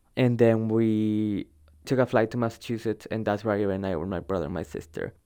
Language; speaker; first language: English; early bilingual, other home language; Spanish